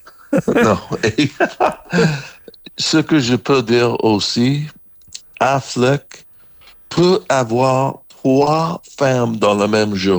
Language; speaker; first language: French; non-native, learner; English